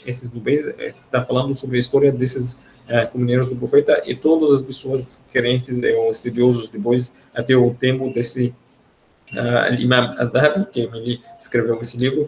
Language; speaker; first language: Portuguese; non-native, learner; Arabic